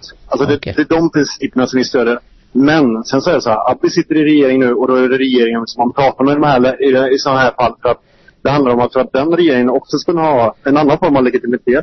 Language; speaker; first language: Swedish; native; Swedish